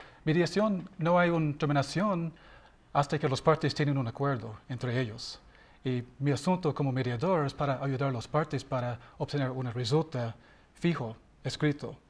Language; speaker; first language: Spanish; non-native, learner; English